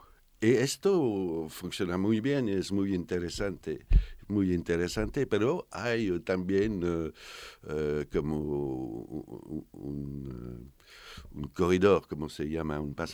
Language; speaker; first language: Spanish; non-native, fluent; French